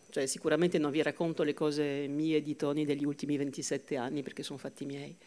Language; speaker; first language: Italian; non-native, fluent; French